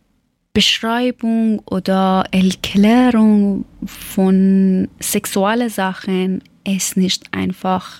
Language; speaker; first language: German; non-native, learner; Persian